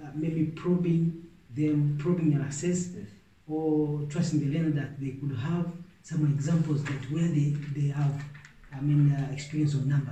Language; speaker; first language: English; non-native, local second language; Swahili